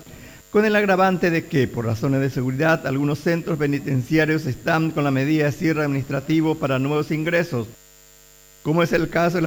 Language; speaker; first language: Spanish; native; Spanish